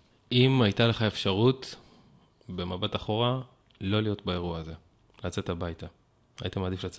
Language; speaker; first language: Hebrew; native; Hebrew